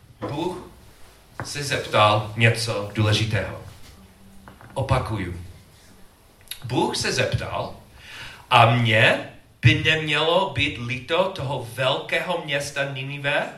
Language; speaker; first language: Czech; non-native, learner; English